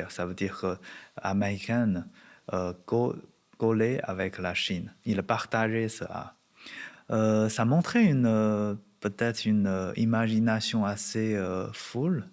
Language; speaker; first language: French; non-native, learner; Chinese